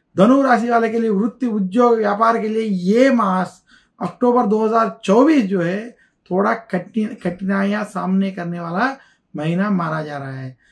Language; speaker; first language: Hindi; non-native, local second language; Telugu